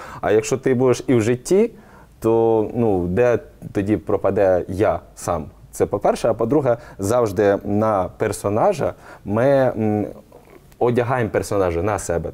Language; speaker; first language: Ukrainian; native; Ukrainian